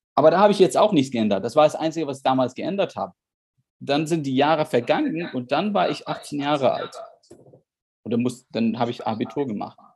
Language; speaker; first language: German; non-native, fluent; Arabic